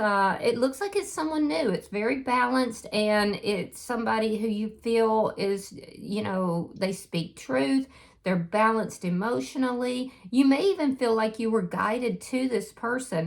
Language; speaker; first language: English; native; English